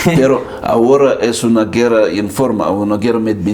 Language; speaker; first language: Spanish; non-native, fluent; Russian